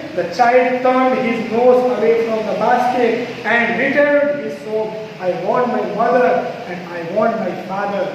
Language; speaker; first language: English; non-native, local second language; Hindi